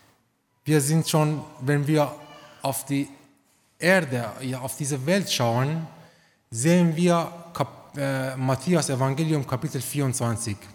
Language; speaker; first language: German; non-native, learner; Romanian